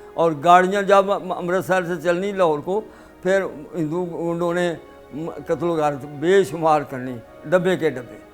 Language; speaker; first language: Urdu; non-native, local second language; Punjabi